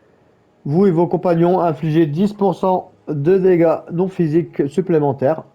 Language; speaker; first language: French; native; French